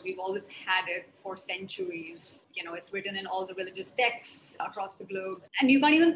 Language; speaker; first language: English; non-native, local second language; Hindi